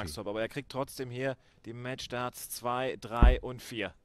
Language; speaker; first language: German; native; German